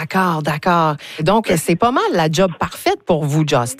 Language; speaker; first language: French; native; French